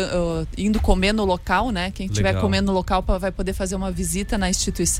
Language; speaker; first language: Portuguese; native; Portuguese